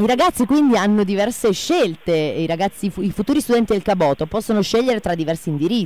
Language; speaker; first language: Italian; native; Italian